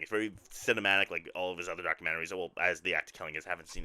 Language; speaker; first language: English; native; English